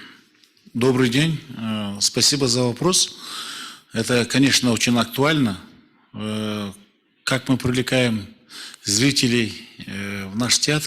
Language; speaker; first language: Russian; non-native, local second language; Kazakh